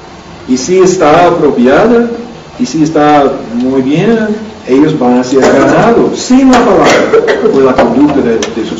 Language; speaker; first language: Spanish; non-native, learner; English